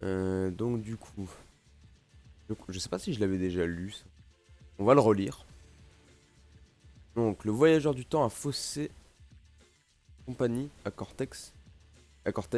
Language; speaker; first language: French; native; French